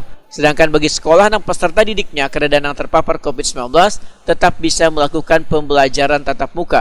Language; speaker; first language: Indonesian; non-native, local second language; Banjar